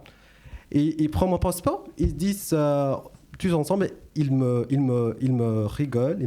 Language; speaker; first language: French; non-native, learner; English